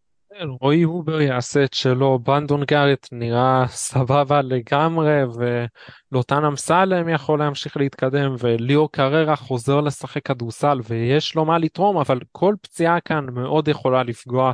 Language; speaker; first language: Hebrew; native; Hebrew